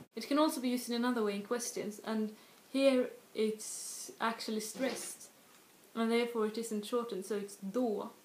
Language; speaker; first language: English; non-native, fluent; Swedish